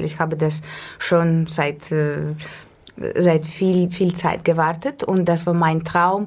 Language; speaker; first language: German; non-native, fluent; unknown